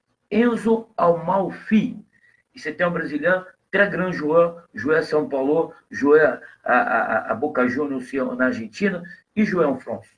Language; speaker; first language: French; non-native, fluent; Portuguese